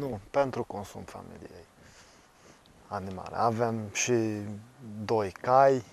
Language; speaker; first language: Romanian; non-native, local second language; Hungarian